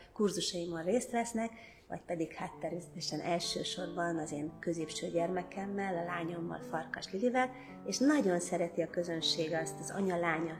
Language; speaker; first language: Hungarian; native; Hungarian